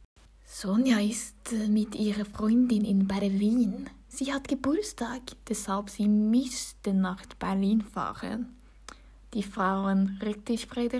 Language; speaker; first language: German; non-native, learner; Norwegian